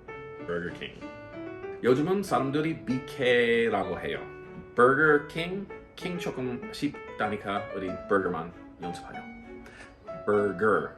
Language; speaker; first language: Korean; non-native, learner; English